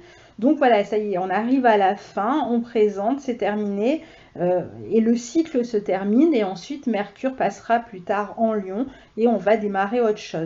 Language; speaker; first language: French; native; French